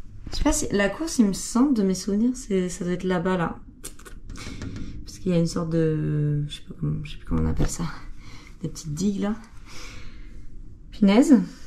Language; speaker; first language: French; native; French